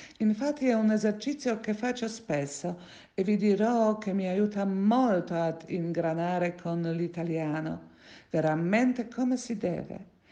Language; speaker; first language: Italian; non-native, fluent; Polish